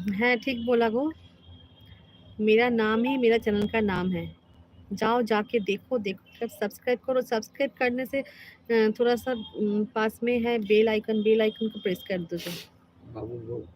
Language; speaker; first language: Hindi; non-native, local second language; Bangla